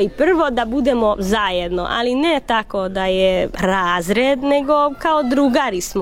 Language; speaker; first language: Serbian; non-native, local second language; Hungarian